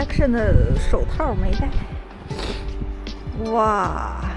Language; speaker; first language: Chinese; native; Chinese